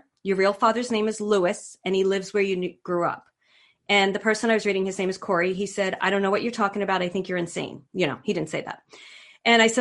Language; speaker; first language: English; native; English